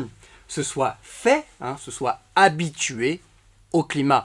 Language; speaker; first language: French; native; French